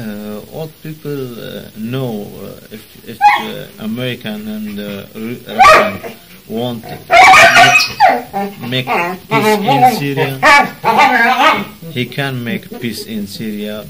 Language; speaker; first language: English; non-native, learner; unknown